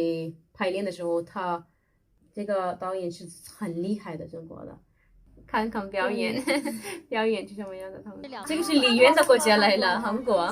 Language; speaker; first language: Chinese; non-native, fluent; Urdu